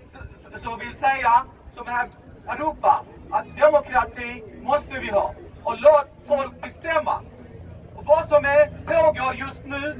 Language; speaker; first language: Swedish; non-native, learner; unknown